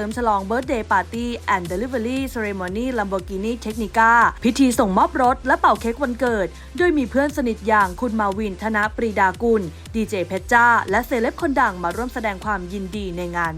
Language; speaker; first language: Thai; native; Thai